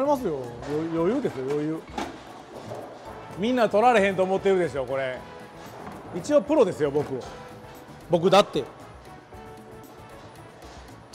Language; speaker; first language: Japanese; native; Japanese